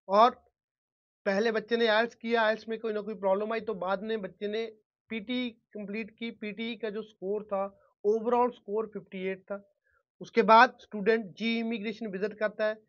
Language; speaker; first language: Hindi; non-native, local second language; Punjabi